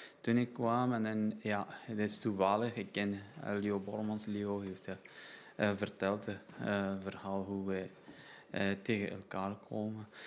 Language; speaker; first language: Dutch; non-native, learner; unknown